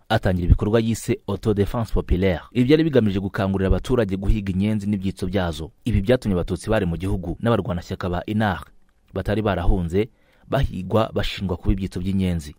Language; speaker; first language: Kinyarwanda; native; Kinyarwanda